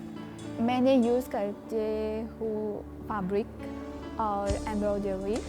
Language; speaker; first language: Hindi; non-native, learner; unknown